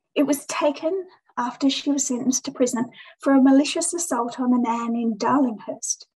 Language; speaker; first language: English; native; English